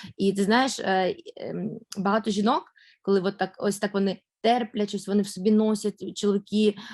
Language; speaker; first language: Ukrainian; non-native, local second language; Russian